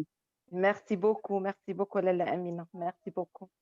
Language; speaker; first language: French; non-native, local second language; Arabic